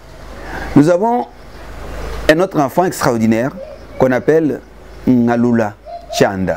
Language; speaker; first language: French; non-native, local second language; Luba-Lulua